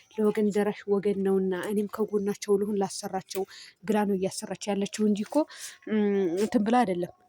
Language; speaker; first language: Amharic; non-native, local second language; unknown